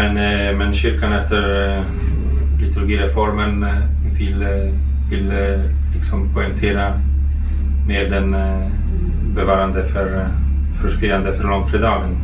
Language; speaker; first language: Swedish; non-native, fluent; Polish